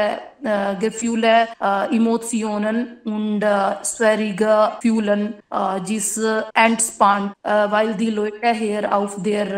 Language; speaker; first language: German; non-native, learner; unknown